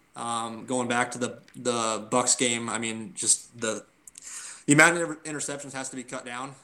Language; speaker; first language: English; native; English